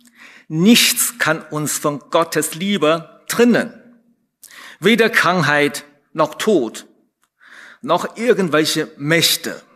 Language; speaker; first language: German; non-native, fluent; Chinese